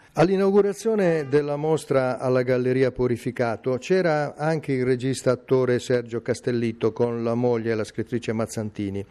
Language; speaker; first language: Italian; native; Italian